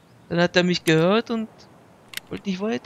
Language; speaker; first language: German; native; German